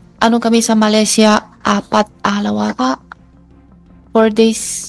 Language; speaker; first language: Filipino; non-native, learner; Chinese